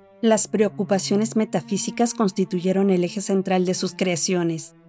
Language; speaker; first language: Spanish; native; Spanish